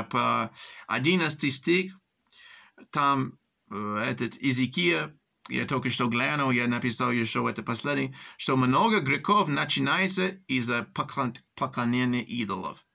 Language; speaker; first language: Russian; early bilingual, heritage; English